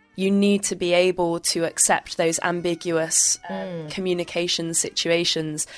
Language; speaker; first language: English; native; English